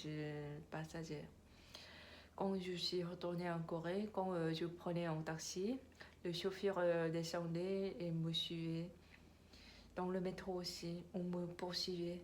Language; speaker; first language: French; non-native, learner; Korean